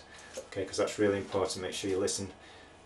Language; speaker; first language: English; native; English